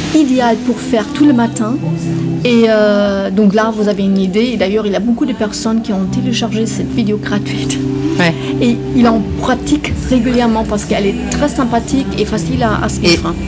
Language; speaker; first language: French; non-native, fluent; German